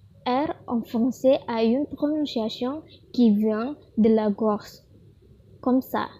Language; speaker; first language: French; non-native, learner; Indonesian